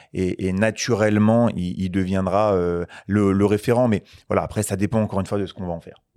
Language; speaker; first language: French; native; French